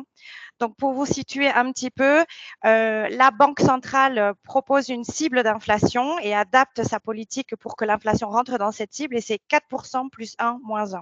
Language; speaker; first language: French; native; French